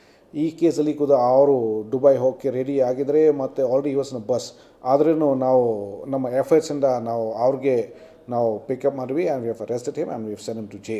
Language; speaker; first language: Kannada; non-native, fluent; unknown